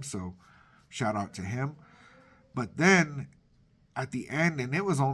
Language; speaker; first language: English; native; English